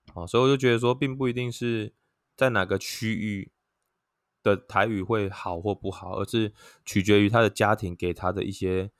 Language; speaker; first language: Chinese; non-native, local second language; Min Nan Chinese